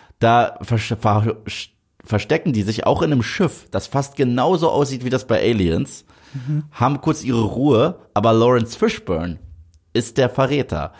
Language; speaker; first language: German; native; German